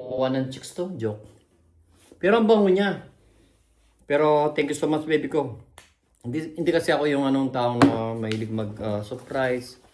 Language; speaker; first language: Filipino; native; Filipino